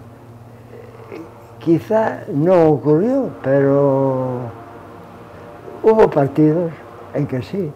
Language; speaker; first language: Spanish; native; Spanish